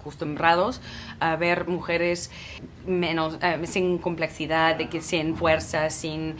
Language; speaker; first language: Spanish; non-native, fluent; English